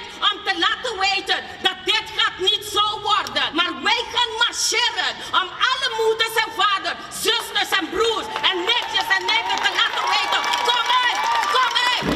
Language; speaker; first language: Dutch; non-native, fluent; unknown